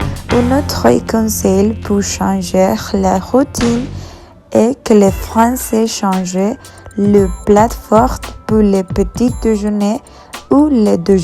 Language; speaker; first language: French; non-native, learner; Spanish